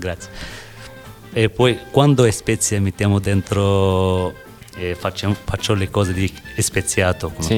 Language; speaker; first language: Italian; non-native, learner; Bangla